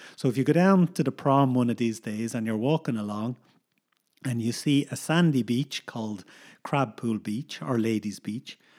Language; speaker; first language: English; native; English